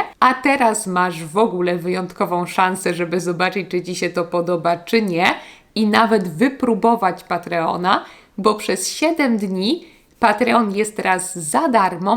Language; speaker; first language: Polish; native; Polish